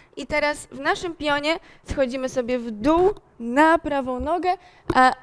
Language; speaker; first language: Polish; native; Polish